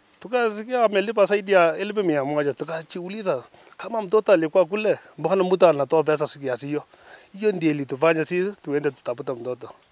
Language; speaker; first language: Swahili; non-native, local second language; Kalenjin